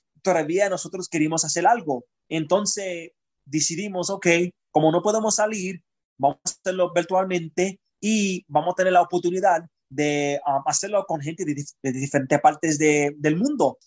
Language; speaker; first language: Spanish; early bilingual, heritage; Spanish